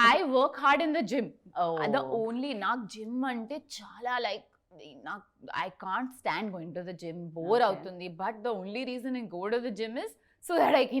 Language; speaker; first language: Telugu; non-native, learner; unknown